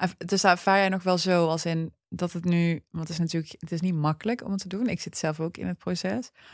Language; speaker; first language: Dutch; early bilingual, other home language; Turkish